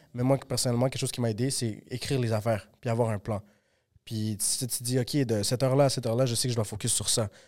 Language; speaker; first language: French; early bilingual, other home language; Spanish